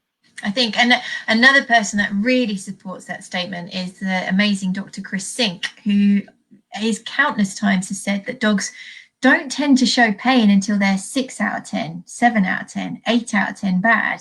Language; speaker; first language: English; native; English